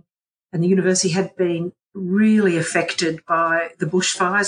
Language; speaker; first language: English; native; English